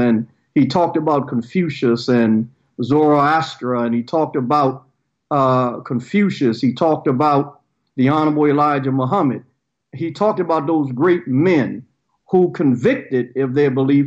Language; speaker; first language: English; native; English